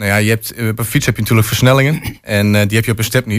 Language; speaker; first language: Dutch; native; Dutch